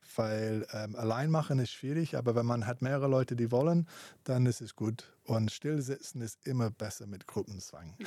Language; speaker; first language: German; non-native, fluent; English